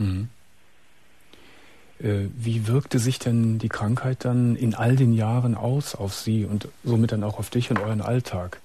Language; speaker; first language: German; native; German